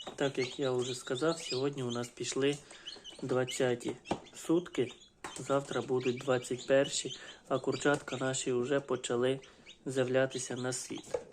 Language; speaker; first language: Ukrainian; non-native, local second language; Russian